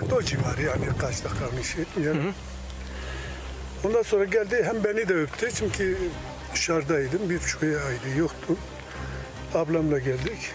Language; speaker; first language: Turkish; non-native, local second language; Kurdish